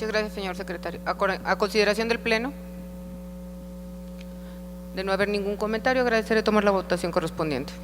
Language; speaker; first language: Spanish; native; Spanish